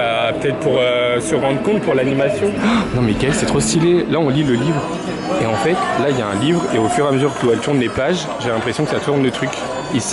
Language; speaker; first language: French; native; French